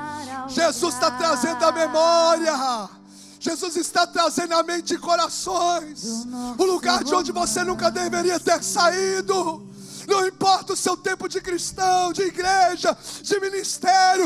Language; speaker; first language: Portuguese; native; Portuguese